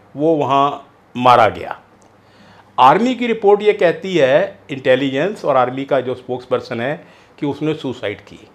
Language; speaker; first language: Hindi; non-native, local second language; Punjabi